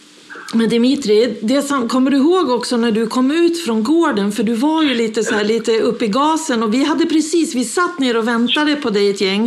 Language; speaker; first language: Swedish; native; Swedish